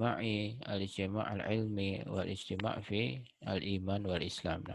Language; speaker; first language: Arabic; non-native, fluent; Indonesian